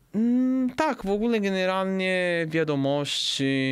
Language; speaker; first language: Polish; native; Polish